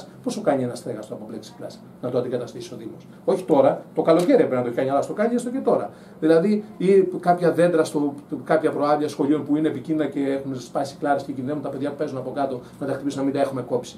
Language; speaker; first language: Greek; native; Greek